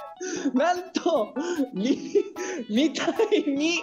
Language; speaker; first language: Japanese; native; Japanese